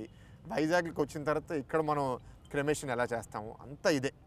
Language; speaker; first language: Telugu; native; Telugu